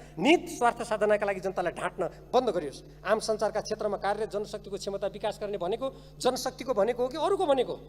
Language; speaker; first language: Nepali; native; Nepali